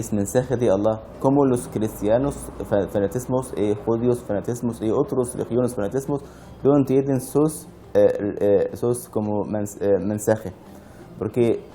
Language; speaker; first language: Spanish; non-native, learner; Arabic